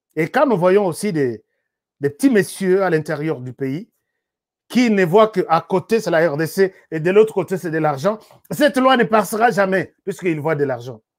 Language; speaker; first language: French; non-native, local second language; Lingala